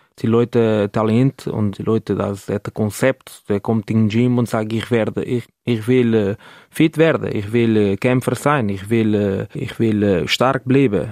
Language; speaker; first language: German; non-native, learner; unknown